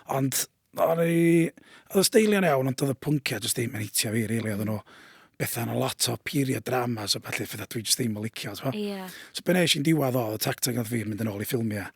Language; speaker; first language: Welsh; native; Welsh